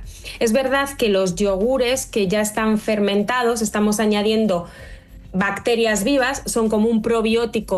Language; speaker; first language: Spanish; native; Spanish